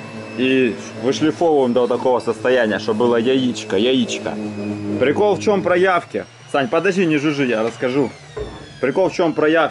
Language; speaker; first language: Russian; native; Russian